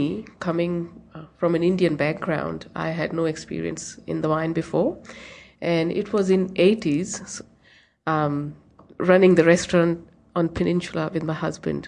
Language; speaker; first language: English; non-native, local second language; Hindi